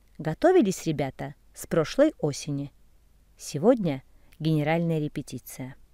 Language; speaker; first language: Russian; native; Russian